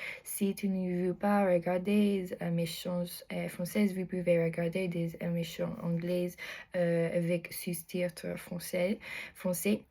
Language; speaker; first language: French; non-native, learner; English